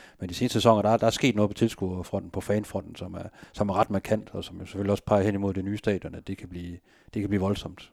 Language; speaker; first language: Danish; native; Danish